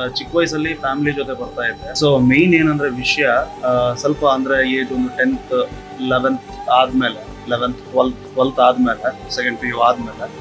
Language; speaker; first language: Kannada; non-native, local second language; Konkani